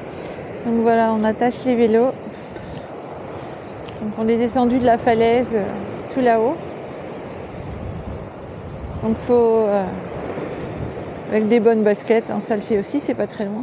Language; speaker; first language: French; native; French